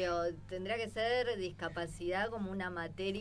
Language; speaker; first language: Spanish; native; Spanish